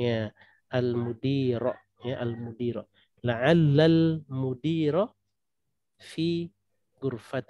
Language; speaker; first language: Arabic; non-native, fluent; Indonesian